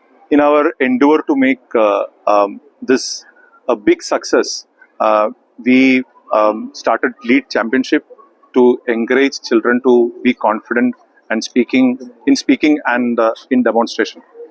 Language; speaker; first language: English; non-native, local second language; Tamil